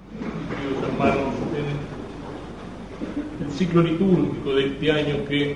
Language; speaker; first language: Spanish; native; Spanish